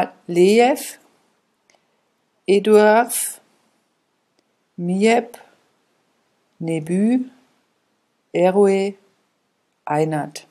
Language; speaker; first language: German; native; German